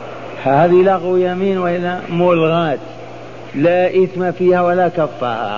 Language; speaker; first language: Arabic; native; Arabic